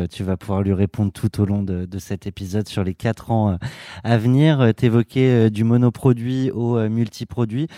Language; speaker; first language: French; native; French